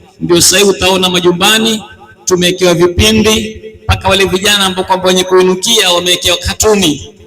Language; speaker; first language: Swahili; native; Swahili